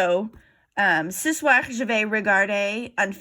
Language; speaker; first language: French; non-native, fluent; English